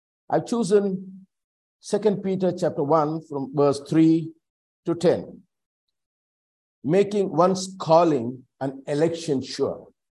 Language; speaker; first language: English; non-native, local second language; Tamil